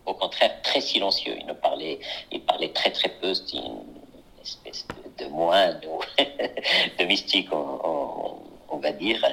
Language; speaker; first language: French; non-native, local second language; Arabic